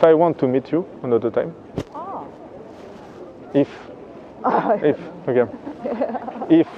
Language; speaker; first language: English; non-native, fluent; French